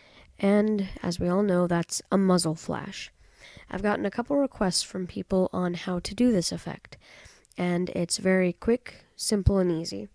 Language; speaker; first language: English; native; English